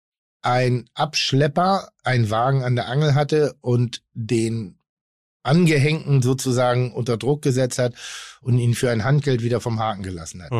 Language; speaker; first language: German; native; German